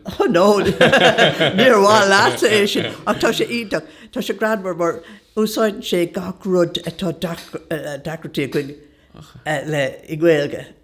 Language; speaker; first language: Irish; non-native, local second language; English